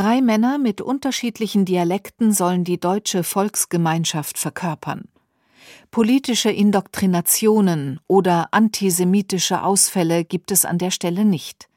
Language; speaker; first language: German; native; German